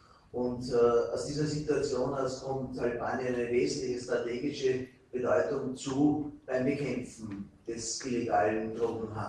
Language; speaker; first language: German; native; German